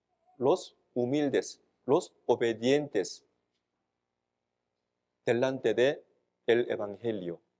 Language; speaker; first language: Spanish; non-native, fluent; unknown